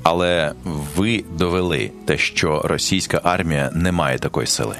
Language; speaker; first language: Ukrainian; native; Ukrainian